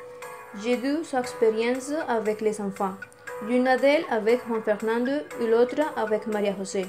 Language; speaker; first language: French; non-native, learner; Spanish